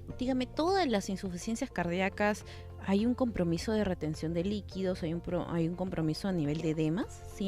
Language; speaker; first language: Spanish; native; Spanish